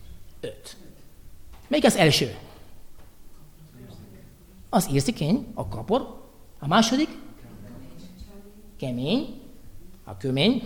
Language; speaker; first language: Hungarian; non-native, learner; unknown